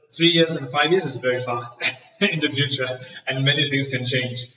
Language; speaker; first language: English; non-native, fluent; Danish